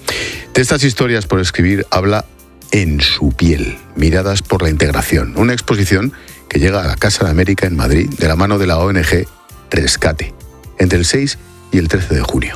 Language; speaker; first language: Spanish; native; Spanish